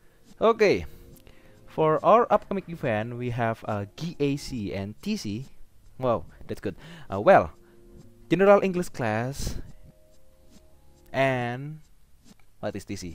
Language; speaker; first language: English; non-native, learner; Indonesian